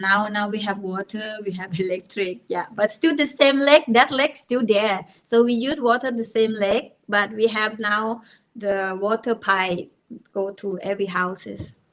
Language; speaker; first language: English; non-native, learner; Thai